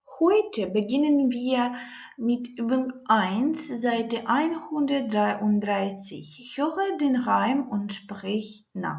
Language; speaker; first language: German; non-native, learner; Ukrainian